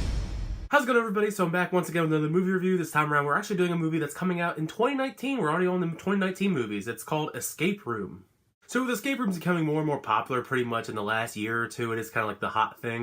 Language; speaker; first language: English; native; English